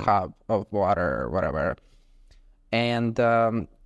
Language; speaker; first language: English; non-native, fluent; Ukrainian